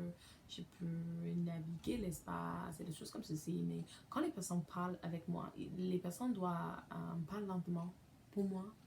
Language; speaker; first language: French; non-native, learner; English